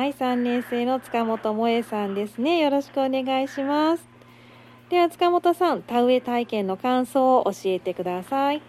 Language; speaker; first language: Japanese; native; Japanese